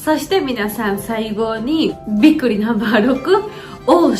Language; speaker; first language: Japanese; non-native, learner; Georgian